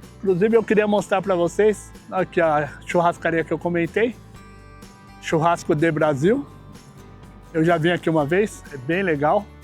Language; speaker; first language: Portuguese; native; Portuguese